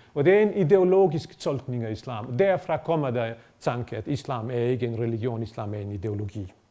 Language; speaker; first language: Danish; non-native, fluent; Bosnian